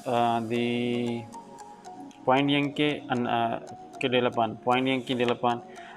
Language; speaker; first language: Indonesian; non-native, learner; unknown